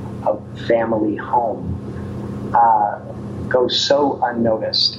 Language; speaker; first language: English; native; English